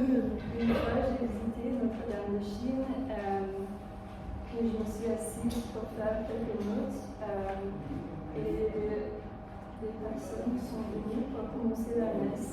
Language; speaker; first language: French; non-native, fluent; English